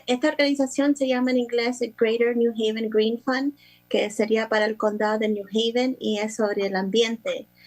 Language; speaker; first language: Spanish; early bilingual, other home language; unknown